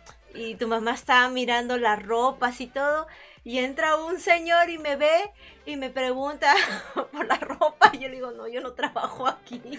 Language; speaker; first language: Spanish; native; Spanish